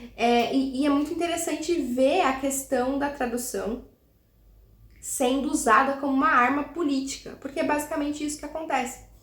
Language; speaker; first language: Portuguese; native; Portuguese